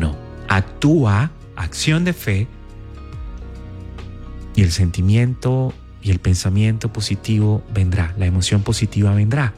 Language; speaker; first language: Spanish; native; Spanish